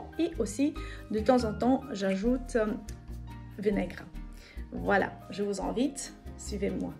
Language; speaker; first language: French; non-native, fluent; Russian